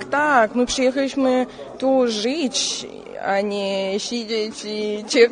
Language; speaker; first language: Polish; non-native, learner; Russian